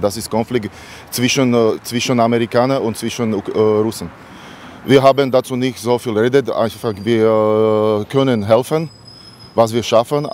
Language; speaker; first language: German; non-native, learner; Slovak